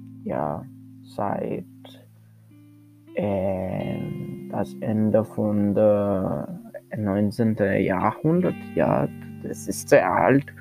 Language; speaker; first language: German; non-native, learner; Spanish